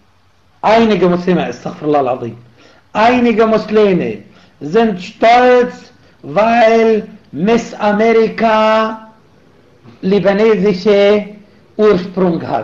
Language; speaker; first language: German; non-native, fluent; Arabic